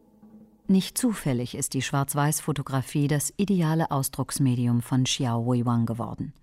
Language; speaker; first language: German; native; German